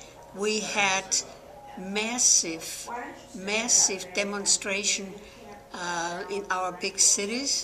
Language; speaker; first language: English; non-native, fluent; German